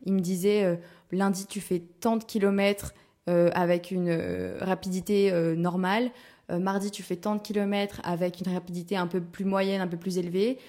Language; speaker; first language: French; native; French